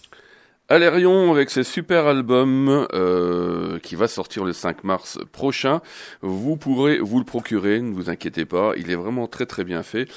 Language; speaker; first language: French; native; French